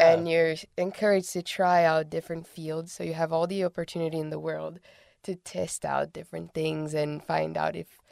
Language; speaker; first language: English; non-native, fluent; Portuguese